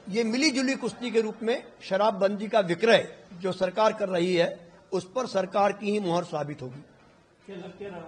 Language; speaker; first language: Hindi; native; Hindi